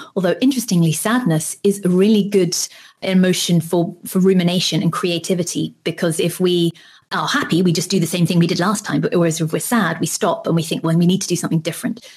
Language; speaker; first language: English; native; English